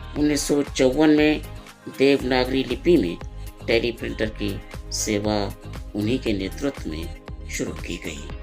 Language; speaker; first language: Hindi; native; Hindi